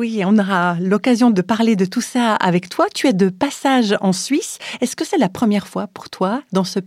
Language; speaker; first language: French; native; French